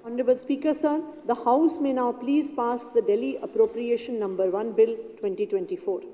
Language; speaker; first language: English; non-native, local second language; Hindi